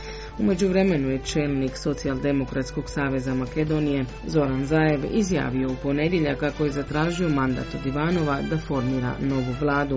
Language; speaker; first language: Croatian; native; Croatian